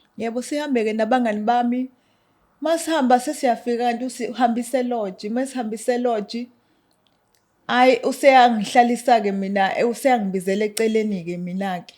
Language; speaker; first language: Zulu; native; Zulu